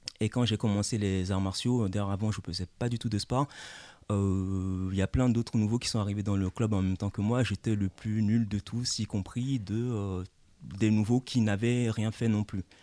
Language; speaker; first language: French; early bilingual, other home language; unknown